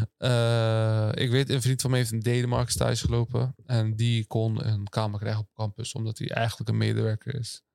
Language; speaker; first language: Dutch; early bilingual, other home language; Turkish